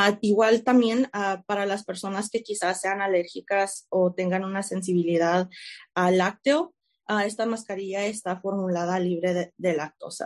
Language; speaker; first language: Spanish; early bilingual, heritage; Spanish